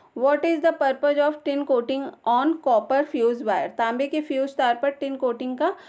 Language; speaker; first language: Hindi; native; Hindi